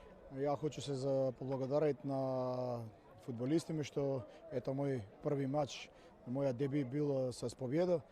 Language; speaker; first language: Russian; non-native, learner; Serbian